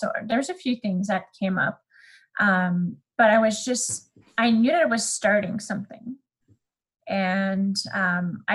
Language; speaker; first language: English; non-native, fluent; French